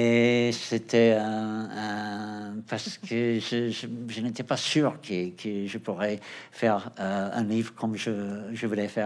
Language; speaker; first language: French; non-native, fluent; Portuguese